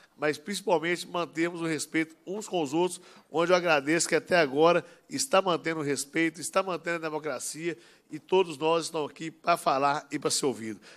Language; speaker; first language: Portuguese; native; Portuguese